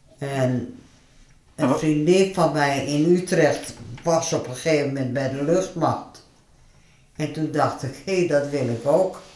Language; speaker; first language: Dutch; native; Dutch